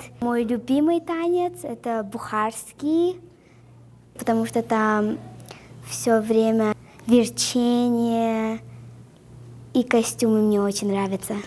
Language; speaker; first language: Russian; early bilingual, heritage; Russian